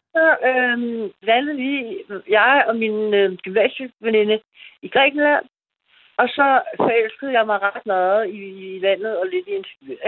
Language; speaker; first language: Danish; native; Danish